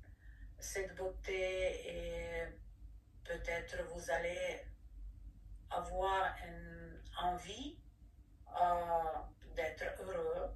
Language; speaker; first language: French; non-native, fluent; Ukrainian